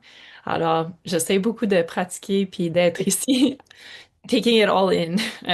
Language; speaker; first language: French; non-native, local second language; English